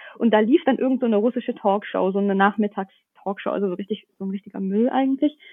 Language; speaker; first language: German; early bilingual, other home language; Russian